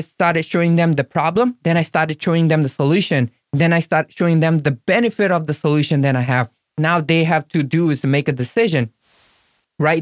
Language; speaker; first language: English; non-native, local second language; Gujarati